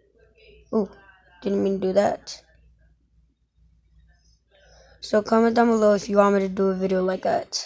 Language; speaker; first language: English; native; English